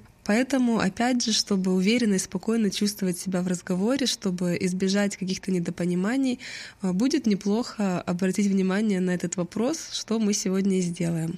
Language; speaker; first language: Russian; native; Russian